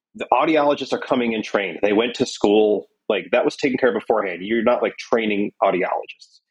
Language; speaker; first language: English; native; English